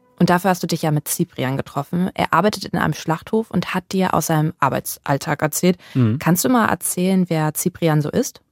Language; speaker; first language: German; native; German